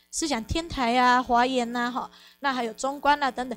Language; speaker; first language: Chinese; non-native, fluent; Spanish